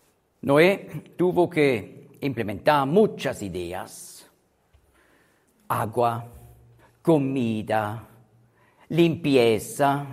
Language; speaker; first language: Spanish; non-native, learner; German